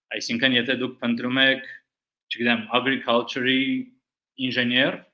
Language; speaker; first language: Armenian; early bilingual, heritage; Armenian